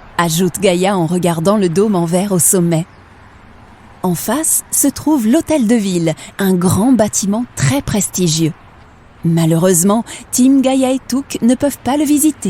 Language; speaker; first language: French; native; French